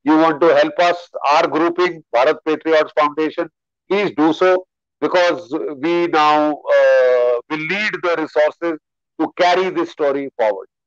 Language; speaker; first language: English; non-native, local second language; Hindi